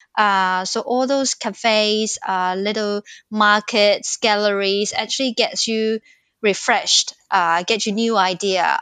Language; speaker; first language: English; non-native, local second language; Cantonese